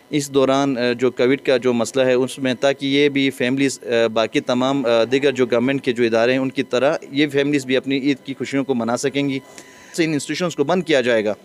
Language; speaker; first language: Urdu; non-native, local second language; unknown